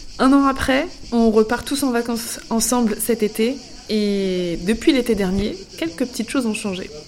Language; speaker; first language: French; native; French